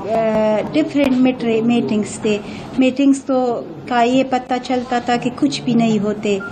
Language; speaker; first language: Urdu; non-native, fluent; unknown